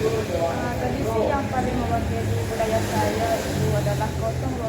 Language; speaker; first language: Indonesian; non-native, local second language; Malay